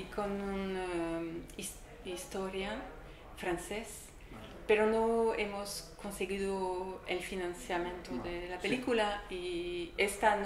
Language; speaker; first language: Spanish; non-native, learner; French